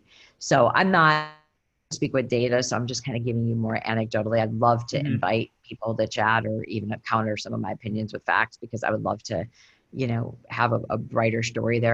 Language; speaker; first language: English; native; English